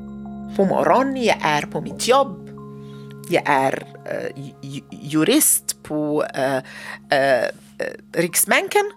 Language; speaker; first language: Swedish; non-native, learner; Arabic